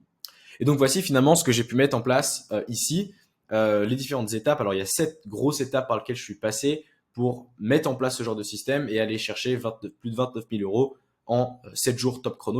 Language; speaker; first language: French; native; French